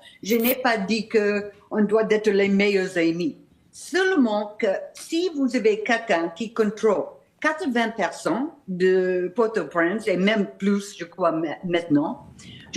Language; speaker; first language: French; non-native, fluent; English